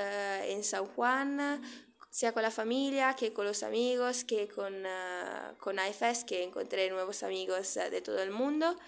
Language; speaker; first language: Spanish; non-native, learner; Italian